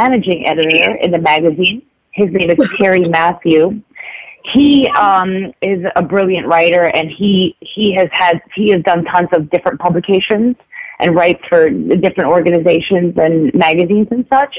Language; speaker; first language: English; non-native, local second language; Filipino